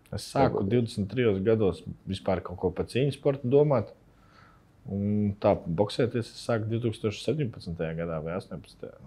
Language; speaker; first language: Latvian; native; Latvian